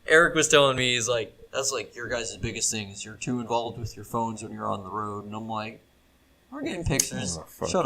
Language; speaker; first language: English; native; English